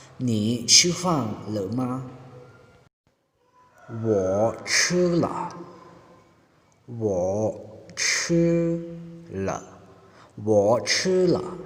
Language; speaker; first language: Chinese; non-native, fluent; Hmong